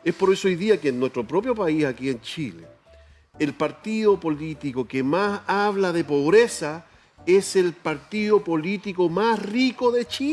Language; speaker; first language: Spanish; native; Spanish